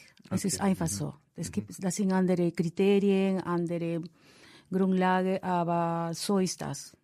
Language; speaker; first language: German; non-native, fluent; Spanish